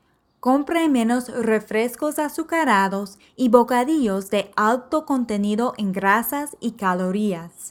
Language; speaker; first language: Spanish; non-native, fluent; English